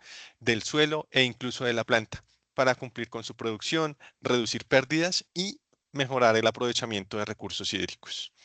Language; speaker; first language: Spanish; native; Spanish